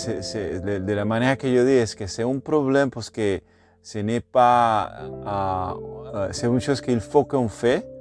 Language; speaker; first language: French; non-native, learner; Spanish